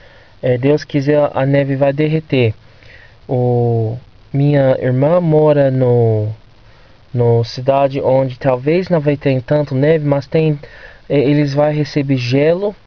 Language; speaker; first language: Portuguese; non-native, fluent; English